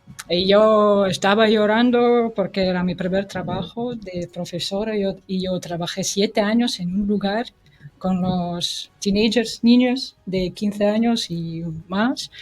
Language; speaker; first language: Spanish; non-native, fluent; Russian